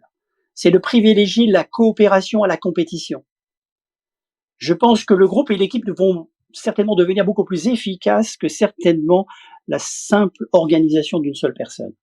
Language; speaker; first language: French; native; French